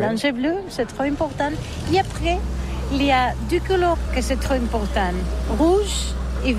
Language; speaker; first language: French; non-native, learner; Catalan